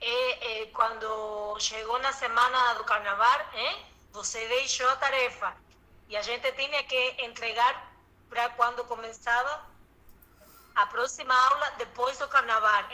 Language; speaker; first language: Portuguese; non-native, learner; Spanish